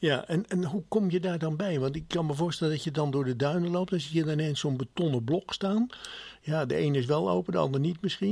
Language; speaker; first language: Dutch; native; Dutch